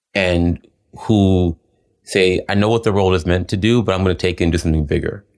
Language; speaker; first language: English; native; English